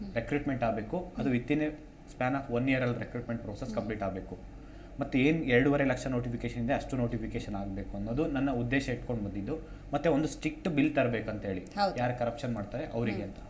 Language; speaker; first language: Kannada; native; Kannada